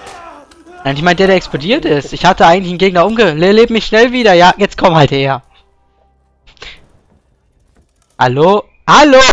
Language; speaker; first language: German; native; German